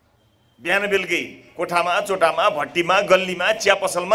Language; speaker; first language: Nepali; native; Nepali